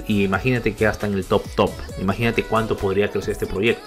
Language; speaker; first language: Spanish; native; Spanish